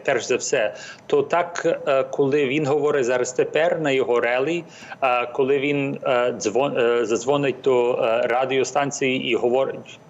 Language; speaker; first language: Ukrainian; early bilingual, heritage; English